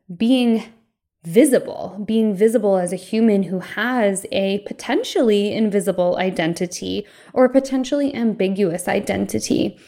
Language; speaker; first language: English; early bilingual, other home language; Filipino